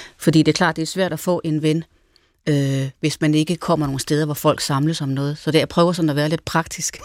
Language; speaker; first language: Danish; native; Danish